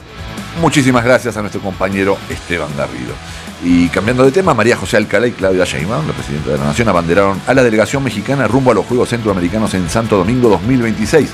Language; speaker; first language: Spanish; native; Spanish